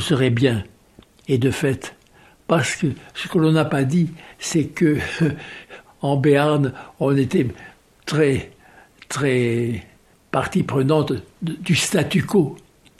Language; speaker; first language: French; native; French